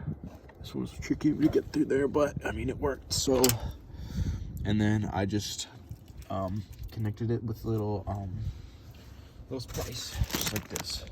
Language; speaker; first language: English; native; English